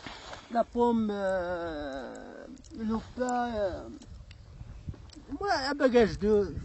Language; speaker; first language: French; non-native, learner; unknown